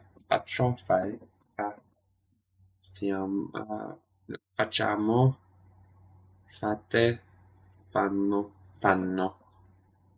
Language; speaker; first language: Italian; non-native, learner; English